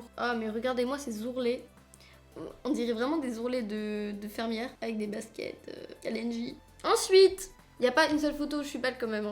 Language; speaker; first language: French; native; French